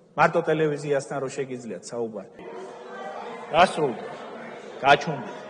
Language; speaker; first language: Georgian; native; Georgian